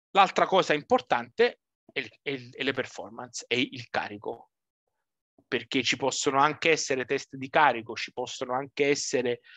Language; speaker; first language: Italian; native; Italian